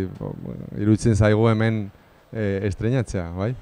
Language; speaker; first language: Basque; non-native, local second language; Spanish